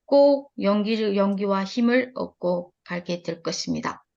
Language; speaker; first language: Korean; early bilingual, heritage; Korean